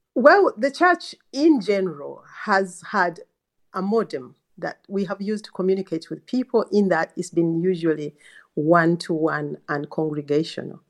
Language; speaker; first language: English; non-native, local second language; Ganda